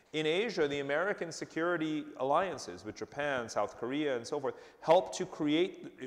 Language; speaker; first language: English; native; English